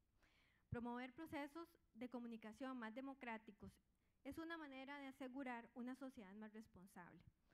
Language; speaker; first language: Spanish; native; Spanish